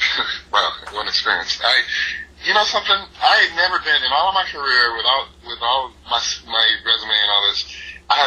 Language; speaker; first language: English; native; English